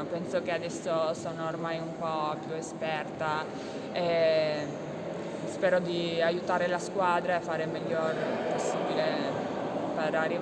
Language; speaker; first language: Italian; non-native, fluent; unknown